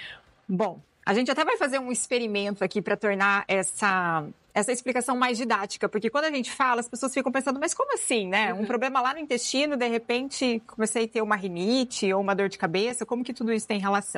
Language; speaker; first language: Portuguese; native; Portuguese